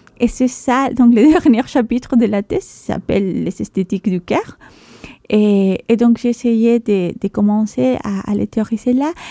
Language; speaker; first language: French; non-native, fluent; Spanish